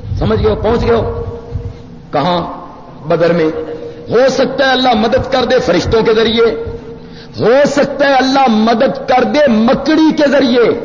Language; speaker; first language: Urdu; native; Urdu